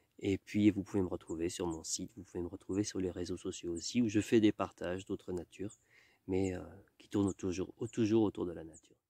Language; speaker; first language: French; native; French